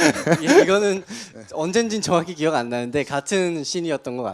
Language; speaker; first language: Korean; native; Korean